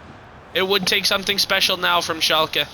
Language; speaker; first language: English; native; English